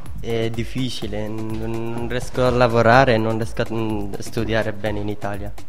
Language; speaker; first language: Italian; non-native, learner; Persian